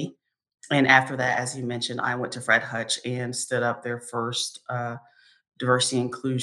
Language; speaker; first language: English; native; English